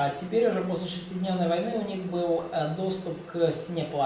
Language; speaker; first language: Russian; native; Russian